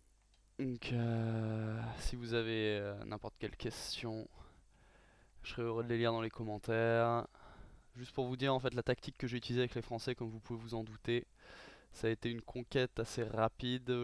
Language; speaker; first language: French; native; French